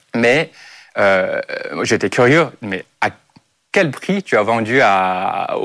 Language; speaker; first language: French; non-native, fluent; Chinese